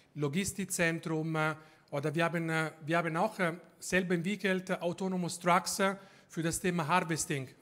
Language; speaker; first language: German; non-native, fluent; Italian